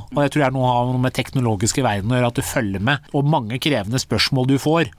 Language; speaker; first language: Norwegian; early bilingual, other home language; Persian